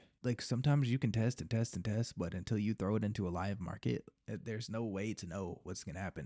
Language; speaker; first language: English; native; English